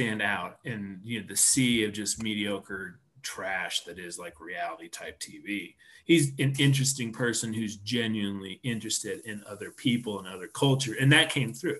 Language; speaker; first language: English; native; English